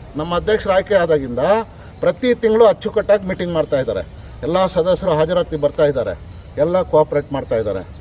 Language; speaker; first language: Kannada; non-native, local second language; Urdu